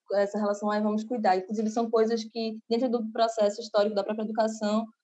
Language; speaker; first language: Portuguese; native; Portuguese